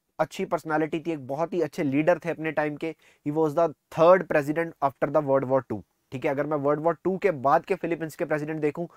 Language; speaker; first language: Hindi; non-native, local second language; Punjabi